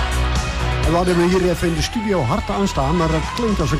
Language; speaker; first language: Dutch; native; Dutch